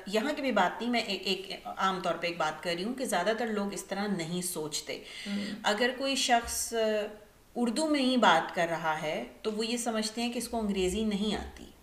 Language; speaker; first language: Urdu; native; Urdu